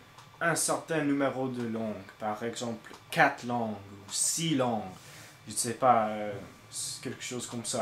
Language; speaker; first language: French; non-native, learner; English